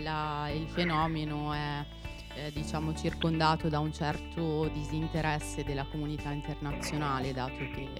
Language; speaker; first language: Italian; native; Italian